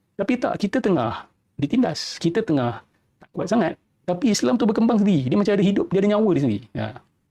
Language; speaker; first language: Malay; native; Malay